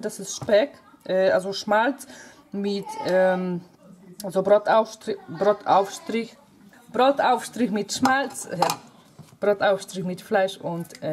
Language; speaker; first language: German; non-native, fluent; Polish